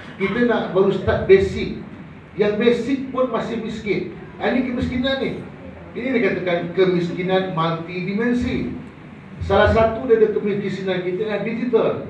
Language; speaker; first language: Malay; native; Malay